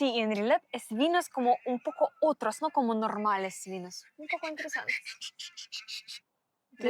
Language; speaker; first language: Spanish; non-native, learner; Russian